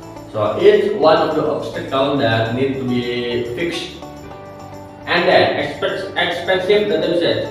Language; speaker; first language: English; non-native, learner; Indonesian